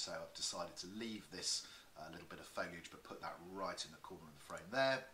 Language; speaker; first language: English; native; English